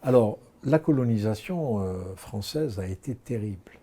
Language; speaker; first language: French; non-native, local second language; Arabic